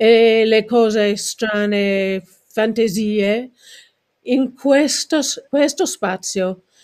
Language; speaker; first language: Italian; non-native, fluent; English